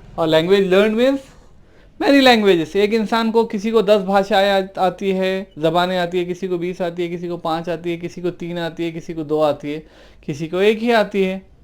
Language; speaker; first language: Hindi; non-native, local second language; Urdu